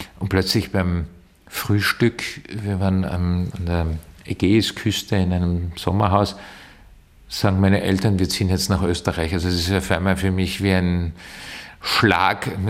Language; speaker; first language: German; early bilingual, heritage; German